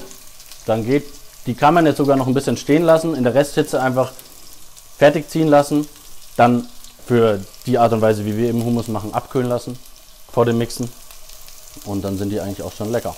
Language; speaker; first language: German; native; German